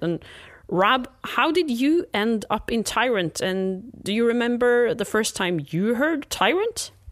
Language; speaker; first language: English; non-native, fluent; Norwegian